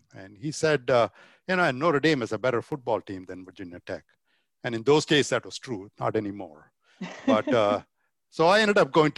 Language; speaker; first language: English; non-native, local second language; Tamil